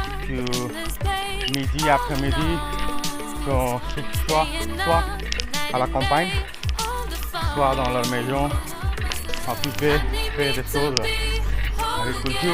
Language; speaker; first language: French; non-native, fluent; Hindi